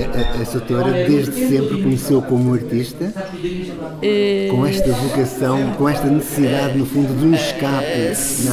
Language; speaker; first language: Portuguese; native; Portuguese